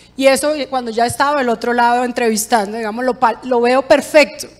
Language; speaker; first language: Spanish; native; Spanish